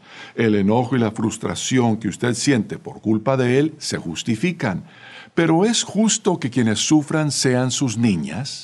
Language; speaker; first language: Spanish; native; Spanish